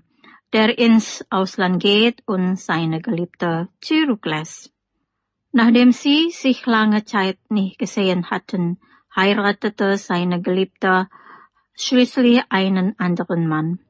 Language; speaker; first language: German; non-native, fluent; Indonesian